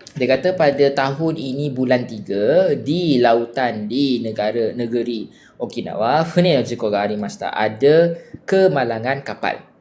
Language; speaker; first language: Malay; native; Malay